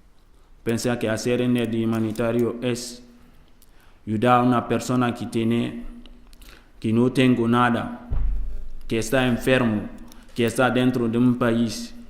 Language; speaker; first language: Spanish; non-native, learner; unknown